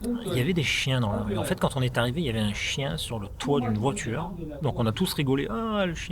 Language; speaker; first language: French; native; French